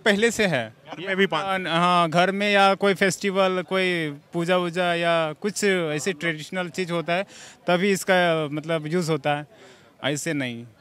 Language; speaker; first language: Hindi; native; Hindi